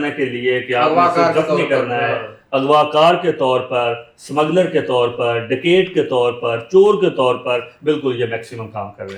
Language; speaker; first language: Urdu; native; Urdu